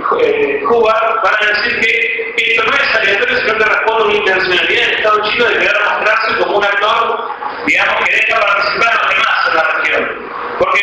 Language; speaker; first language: Spanish; native; Spanish